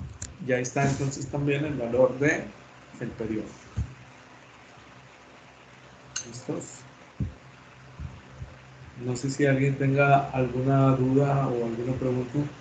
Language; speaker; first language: Spanish; native; Spanish